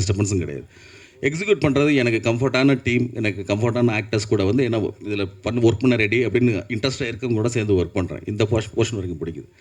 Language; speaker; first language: Tamil; native; Tamil